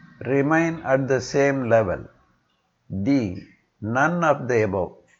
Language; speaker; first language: English; non-native, local second language; Tamil